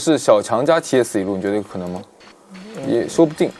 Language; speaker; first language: Chinese; native; Chinese